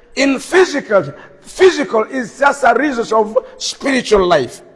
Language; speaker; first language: English; non-native, local second language; Swahili